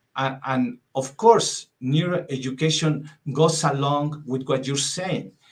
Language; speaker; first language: English; non-native, fluent; Spanish